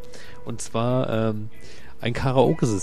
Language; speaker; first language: German; native; German